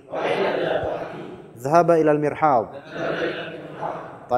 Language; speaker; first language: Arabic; non-native, fluent; Indonesian